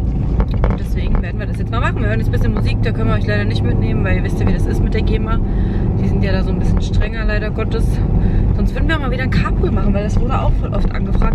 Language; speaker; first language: German; native; German